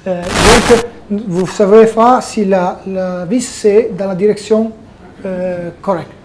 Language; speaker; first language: French; non-native, fluent; Italian